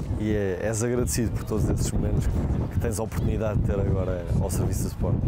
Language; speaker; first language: Portuguese; native; Portuguese